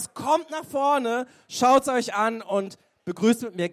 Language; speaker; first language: German; native; German